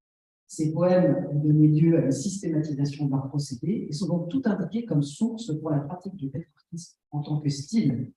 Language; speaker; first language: French; native; French